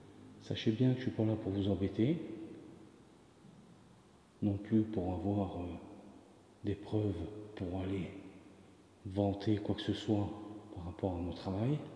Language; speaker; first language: French; native; French